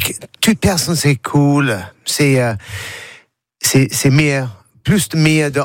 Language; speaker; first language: French; non-native, learner; English